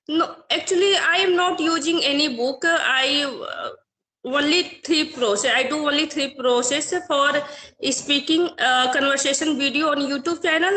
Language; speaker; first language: English; non-native, learner; Hindi